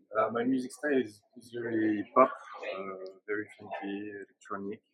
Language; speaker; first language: English; non-native, learner; French